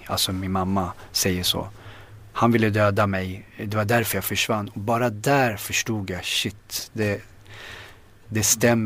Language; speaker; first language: Swedish; early bilingual, other home language; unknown